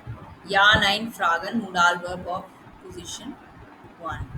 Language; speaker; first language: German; non-native, learner; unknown